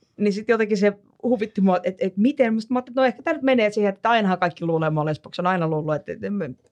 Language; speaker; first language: Finnish; native; Finnish